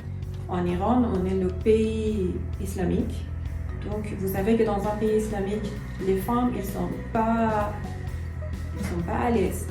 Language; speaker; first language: French; non-native, learner; Persian